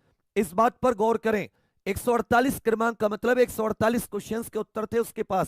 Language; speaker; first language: Hindi; native; Hindi